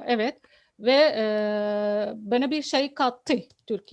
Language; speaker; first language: Turkish; non-native, fluent; Arabic